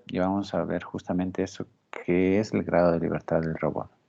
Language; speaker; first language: Spanish; native; Spanish